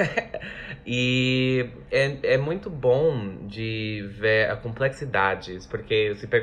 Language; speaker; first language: Portuguese; non-native, fluent; English